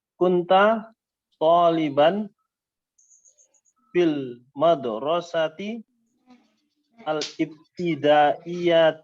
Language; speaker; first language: Arabic; non-native, learner; Indonesian